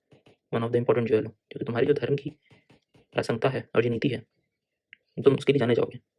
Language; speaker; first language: Hindi; native; Hindi